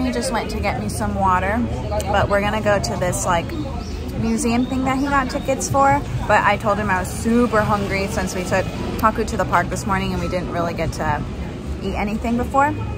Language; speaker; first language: English; native; English